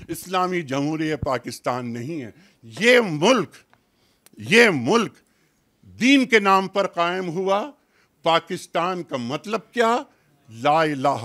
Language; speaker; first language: Urdu; native; Urdu